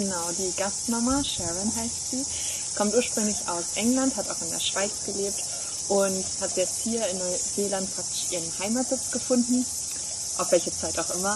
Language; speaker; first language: German; native; German